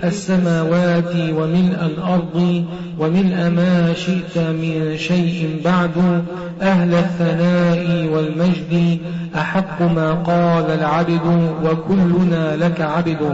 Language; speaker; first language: Arabic; native; Arabic